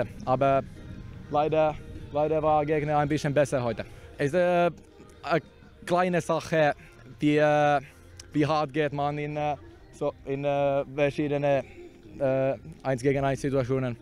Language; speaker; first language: German; non-native, learner; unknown